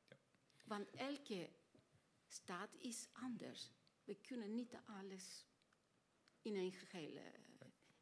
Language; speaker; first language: Dutch; non-native, learner; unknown